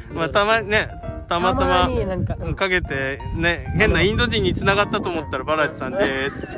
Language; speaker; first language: Japanese; native; Japanese